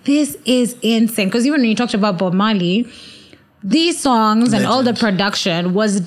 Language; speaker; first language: English; non-native, local second language; Swahili